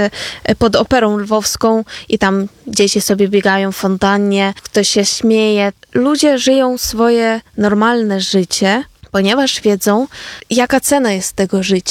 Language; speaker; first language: Polish; non-native, fluent; Ukrainian